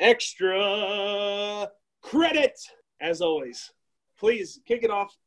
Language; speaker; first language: English; native; English